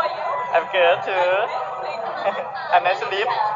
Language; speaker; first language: English; non-native, learner; Thai